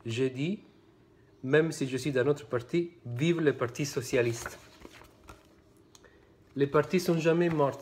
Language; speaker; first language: French; non-native, fluent; Italian